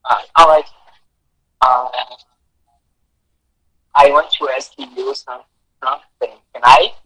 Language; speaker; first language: English; non-native, learner; Portuguese